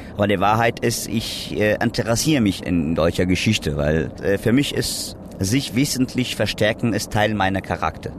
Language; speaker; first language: German; non-native, learner; Kurdish